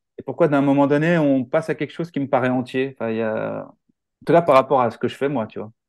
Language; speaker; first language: French; native; French